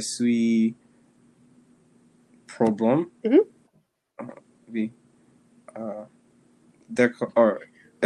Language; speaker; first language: French; non-native, learner; English